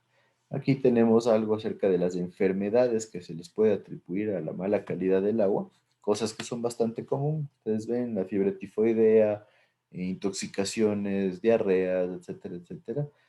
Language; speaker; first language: Spanish; native; Spanish